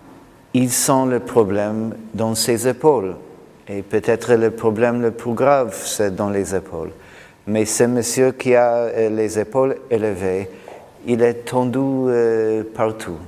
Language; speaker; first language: French; non-native, fluent; English